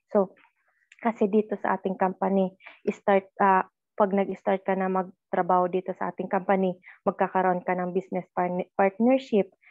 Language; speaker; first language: Filipino; native; Filipino